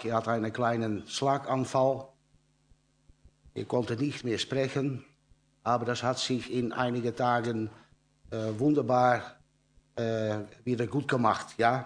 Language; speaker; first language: German; non-native, learner; Dutch